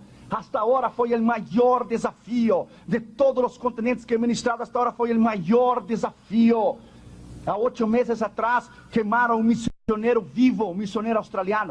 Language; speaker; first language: Spanish; non-native, fluent; Portuguese